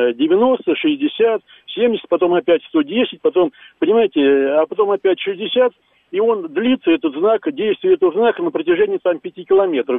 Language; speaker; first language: Russian; native; Russian